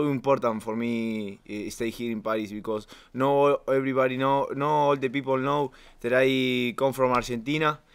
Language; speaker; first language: English; non-native, learner; Spanish